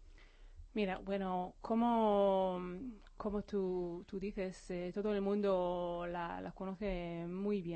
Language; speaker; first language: Spanish; non-native, fluent; Hebrew